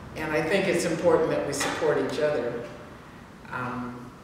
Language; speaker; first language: English; native; English